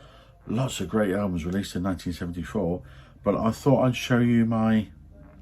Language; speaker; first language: English; native; English